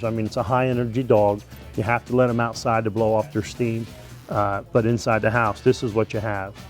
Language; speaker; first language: English; native; English